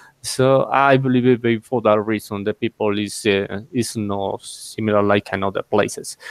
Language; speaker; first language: English; non-native, learner; Spanish